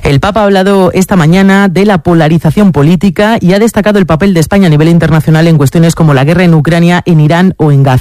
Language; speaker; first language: Spanish; native; Spanish